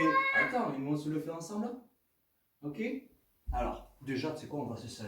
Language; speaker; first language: French; native; French